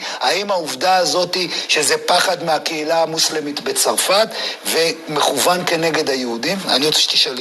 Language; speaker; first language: Hebrew; native; Hebrew